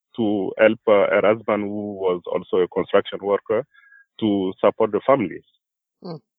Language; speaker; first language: English; non-native, fluent; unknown